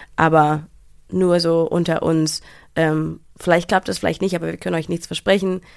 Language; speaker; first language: German; early bilingual, heritage; German